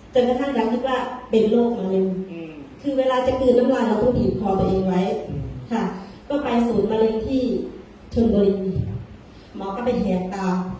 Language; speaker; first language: Thai; native; Thai